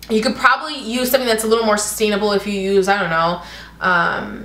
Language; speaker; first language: English; native; English